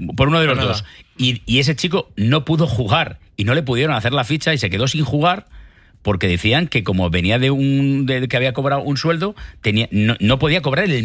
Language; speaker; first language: Spanish; native; Spanish